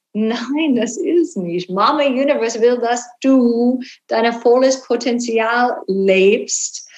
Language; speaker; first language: German; non-native, learner; English